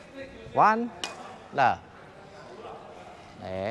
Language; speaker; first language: English; non-native, fluent; Indonesian